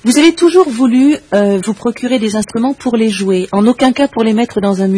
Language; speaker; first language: French; native; French